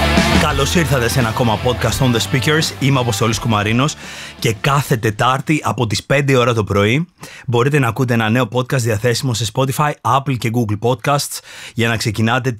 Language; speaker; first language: Greek; native; Greek